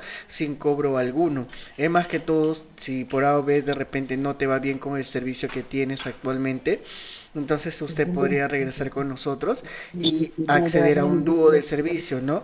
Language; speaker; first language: Spanish; native; Spanish